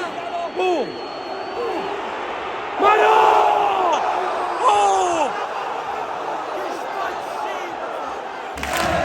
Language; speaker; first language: Italian; native; Italian